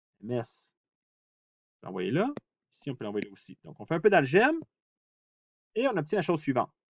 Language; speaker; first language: French; native; French